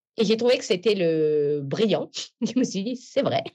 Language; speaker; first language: French; native; French